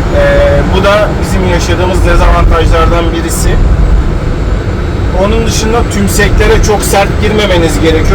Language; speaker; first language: Turkish; native; Turkish